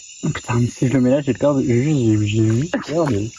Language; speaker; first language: French; native; French